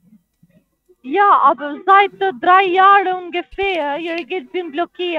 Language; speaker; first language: German; non-native, learner; Italian